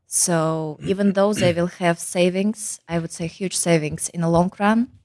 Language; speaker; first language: English; non-native, fluent; Kazakh